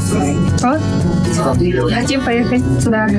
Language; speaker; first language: Russian; non-native, learner; Kyrgyz